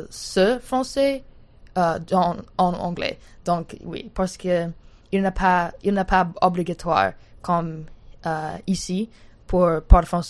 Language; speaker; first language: French; non-native, learner; English